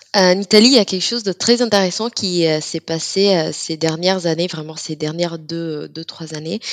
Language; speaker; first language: French; non-native, fluent; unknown